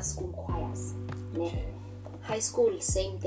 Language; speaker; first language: English; non-native, local second language; Zulu